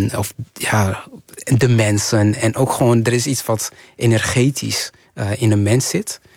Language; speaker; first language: Dutch; early bilingual, other home language; Kinyarwanda